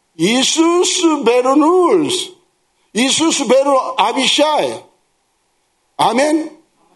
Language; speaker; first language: Russian; non-native, learner; Korean